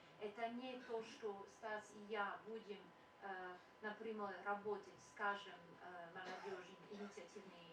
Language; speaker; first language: Russian; non-native, fluent; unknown